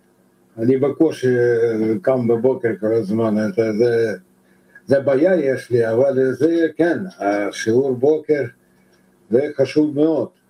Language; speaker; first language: Hebrew; non-native, fluent; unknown